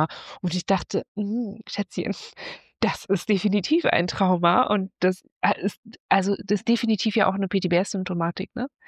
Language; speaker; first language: German; native; German